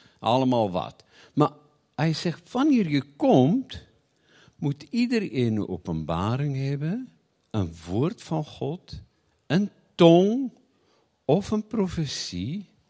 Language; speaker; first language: Dutch; non-native, fluent; Afrikaans